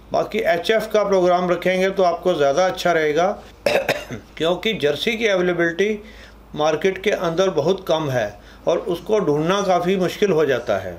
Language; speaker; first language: Hindi; non-native, local second language; Punjabi